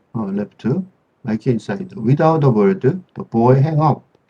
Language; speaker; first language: English; non-native, fluent; Korean